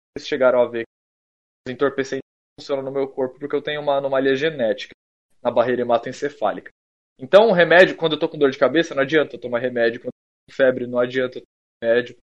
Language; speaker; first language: Portuguese; native; Portuguese